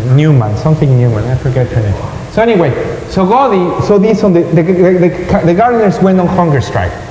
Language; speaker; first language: English; non-native, fluent; Spanish